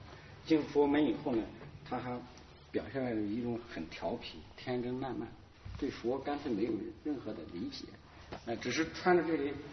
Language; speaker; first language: Chinese; native; Chinese